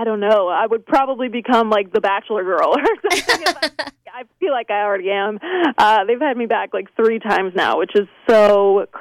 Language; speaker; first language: English; native; English